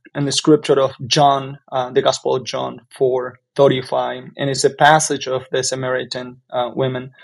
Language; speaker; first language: English; non-native, fluent; Spanish